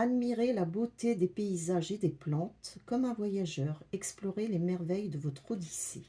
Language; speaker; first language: French; native; French